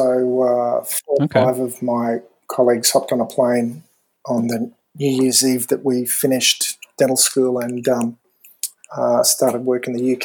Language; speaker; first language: English; native; English